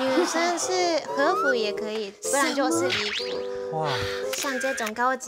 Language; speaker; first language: Chinese; non-native, fluent; Japanese